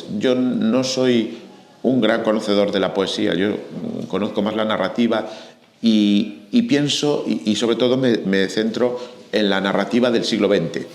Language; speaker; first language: Spanish; native; Spanish